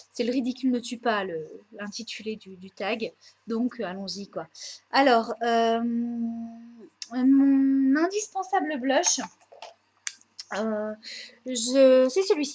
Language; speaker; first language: French; native; French